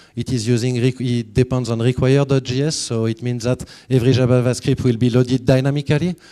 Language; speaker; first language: English; non-native, fluent; French